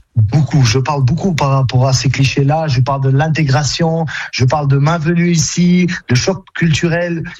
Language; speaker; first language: French; non-native, fluent; Albanian